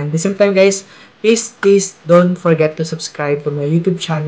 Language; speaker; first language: English; non-native, local second language; Filipino